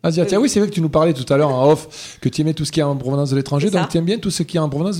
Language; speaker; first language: French; native; French